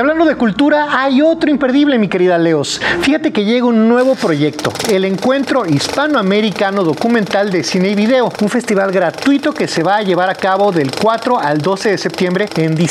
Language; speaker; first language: Spanish; native; Spanish